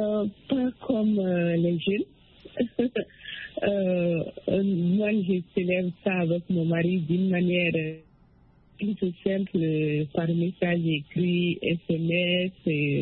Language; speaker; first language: French; non-native, local second language; Bambara